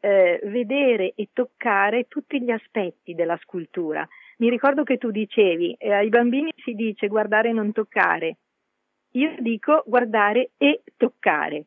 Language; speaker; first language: Italian; native; Italian